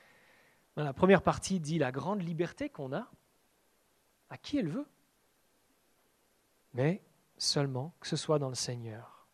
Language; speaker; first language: French; native; French